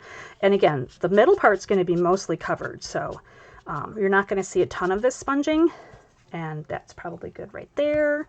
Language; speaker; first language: English; native; English